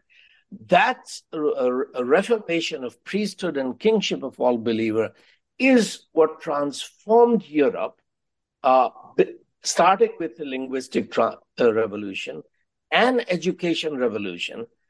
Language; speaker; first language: English; non-native, local second language; Hindi